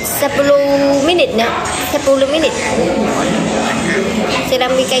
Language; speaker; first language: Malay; non-native, learner; Vietnamese